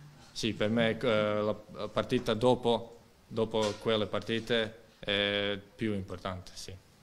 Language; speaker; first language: Italian; non-native, learner; Croatian